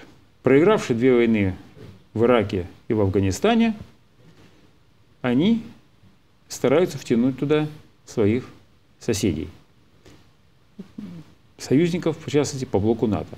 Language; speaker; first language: Russian; native; Russian